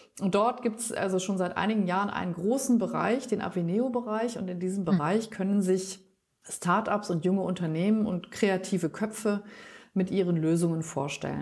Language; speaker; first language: German; native; German